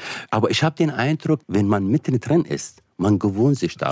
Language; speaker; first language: German; non-native, fluent; Arabic